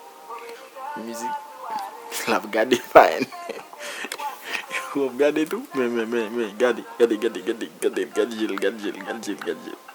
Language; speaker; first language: French; non-native, learner; Haitian Creole